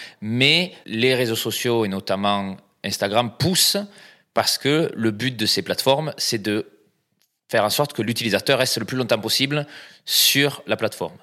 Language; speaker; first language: French; native; French